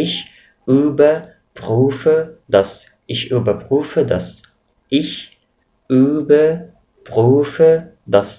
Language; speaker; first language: German; non-native, fluent; Arabic